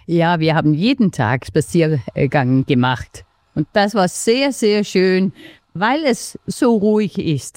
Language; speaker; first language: German; non-native, fluent; Danish